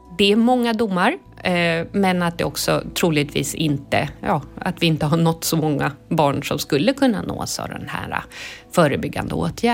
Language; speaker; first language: Swedish; native; Swedish